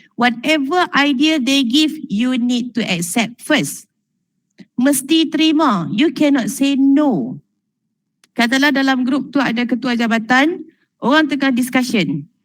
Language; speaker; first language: Malay; native; Malay